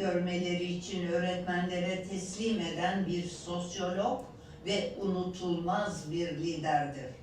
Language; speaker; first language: Turkish; native; Turkish